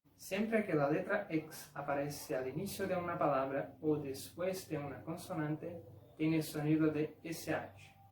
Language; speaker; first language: Spanish; non-native, fluent; Portuguese